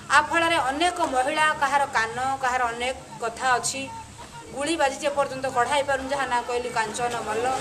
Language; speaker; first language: Odia; native; Odia